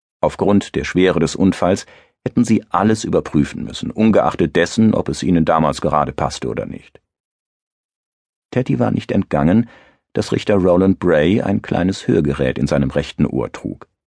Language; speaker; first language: German; native; German